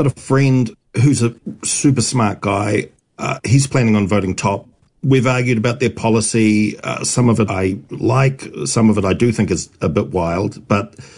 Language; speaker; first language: English; native; English